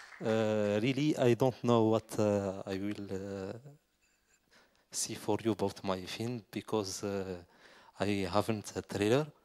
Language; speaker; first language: English; non-native, learner; Arabic